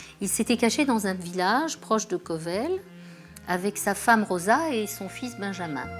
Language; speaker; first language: French; native; French